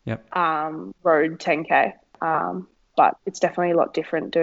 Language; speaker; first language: English; native; English